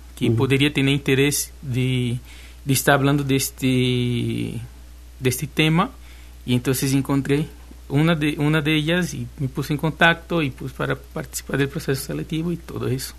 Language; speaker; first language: Spanish; non-native, fluent; Portuguese